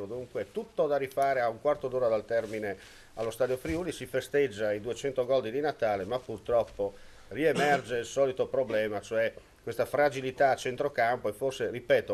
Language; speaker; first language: Italian; native; Italian